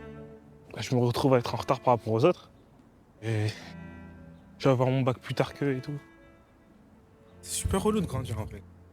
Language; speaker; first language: French; native; French